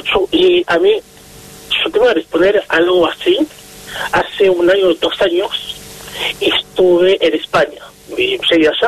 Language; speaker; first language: Spanish; non-native, fluent; Haitian Creole